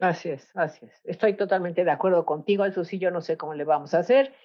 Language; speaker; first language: Spanish; native; Spanish